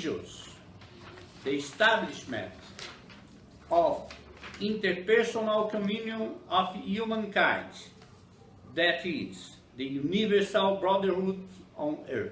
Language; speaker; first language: English; non-native, fluent; Portuguese